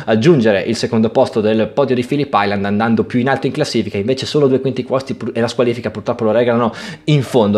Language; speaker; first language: Italian; native; Italian